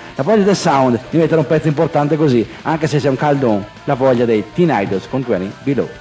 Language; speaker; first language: Italian; native; Italian